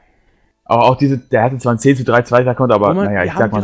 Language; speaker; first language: German; native; German